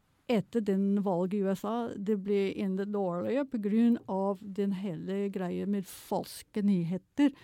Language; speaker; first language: Norwegian; non-native, fluent; English